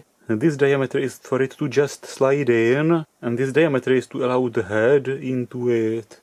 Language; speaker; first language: English; non-native, fluent; Czech